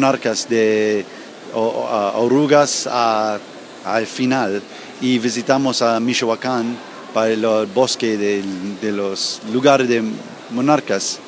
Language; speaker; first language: Spanish; non-native, learner; English